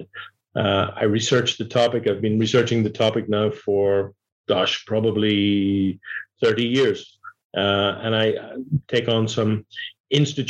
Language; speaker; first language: English; native; English